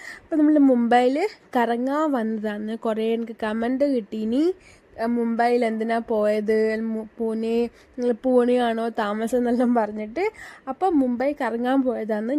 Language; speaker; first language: Malayalam; early bilingual, heritage; Malayalam